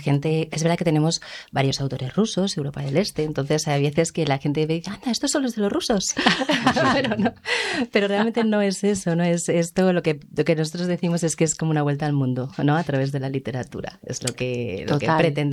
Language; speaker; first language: Spanish; native; Spanish